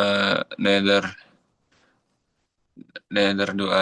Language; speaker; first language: English; non-native, learner; Indonesian